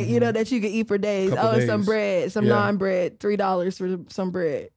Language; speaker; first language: English; native; English